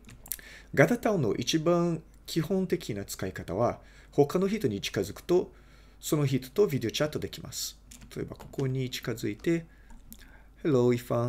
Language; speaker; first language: Japanese; non-native, fluent; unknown